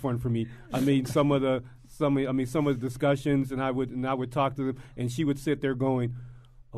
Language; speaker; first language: English; native; English